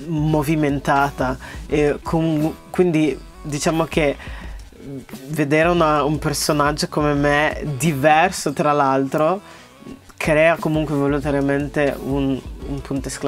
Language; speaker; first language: Italian; early bilingual, other home language; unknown